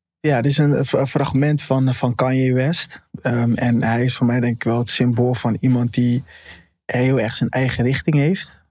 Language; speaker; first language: Dutch; early bilingual, other home language; Papiamento